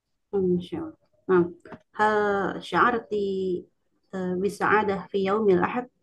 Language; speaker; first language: Arabic; non-native, learner; Indonesian